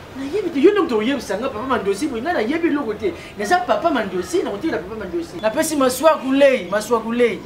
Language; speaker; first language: Lingala; native; Lingala